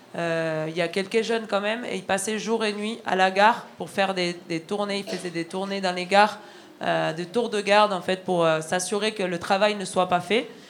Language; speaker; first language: French; non-native, fluent; Spanish